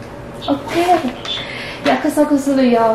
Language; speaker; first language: Japanese; non-native, learner; Chinese